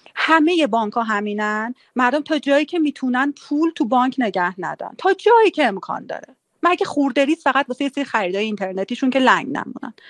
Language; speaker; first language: Persian; native; Persian